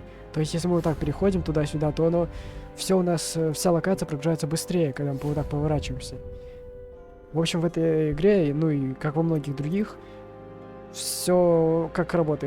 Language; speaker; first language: Russian; native; Russian